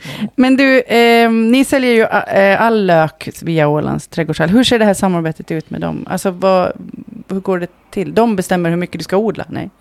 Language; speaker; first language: Swedish; native; Swedish